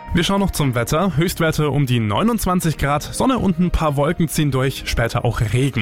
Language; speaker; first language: German; native; German